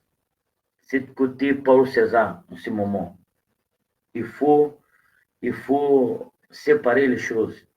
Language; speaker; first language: French; non-native, fluent; Portuguese